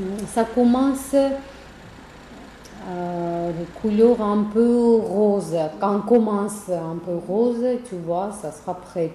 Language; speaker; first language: French; non-native, learner; Armenian